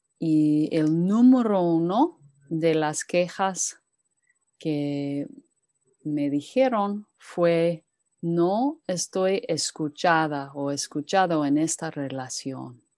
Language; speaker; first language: Spanish; non-native, fluent; English